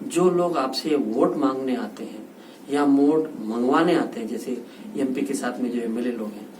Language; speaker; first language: Hindi; non-native, local second language; Kannada